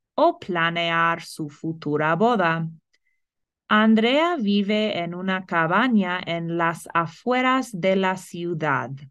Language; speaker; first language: Spanish; non-native, fluent; English